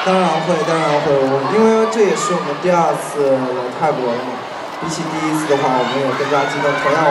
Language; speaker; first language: Chinese; native; Chinese